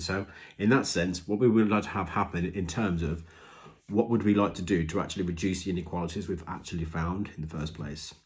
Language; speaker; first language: English; native; English